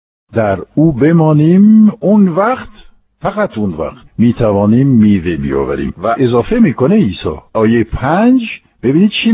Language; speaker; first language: Persian; non-native, fluent; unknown